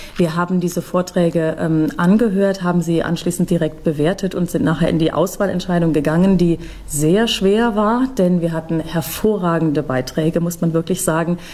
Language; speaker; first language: German; native; German